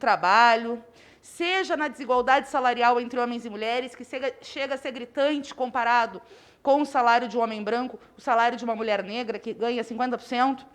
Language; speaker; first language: Portuguese; native; Portuguese